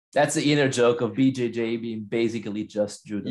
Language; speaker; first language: English; non-native, fluent; Italian